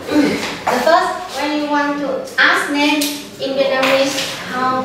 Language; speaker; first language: English; non-native, learner; Vietnamese